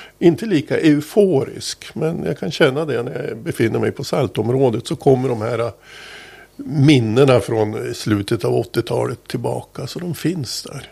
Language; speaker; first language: Swedish; native; Swedish